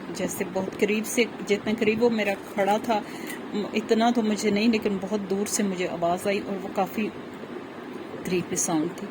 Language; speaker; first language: Urdu; non-native, local second language; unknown